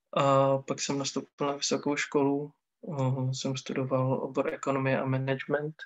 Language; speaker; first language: Czech; non-native, local second language; Romany